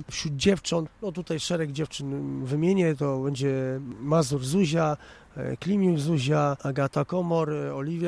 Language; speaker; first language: Polish; native; Polish